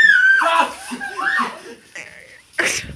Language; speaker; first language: Swedish; early bilingual, other home language; Polish